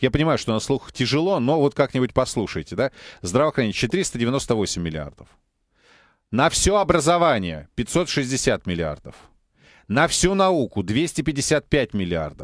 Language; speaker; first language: Russian; native; Russian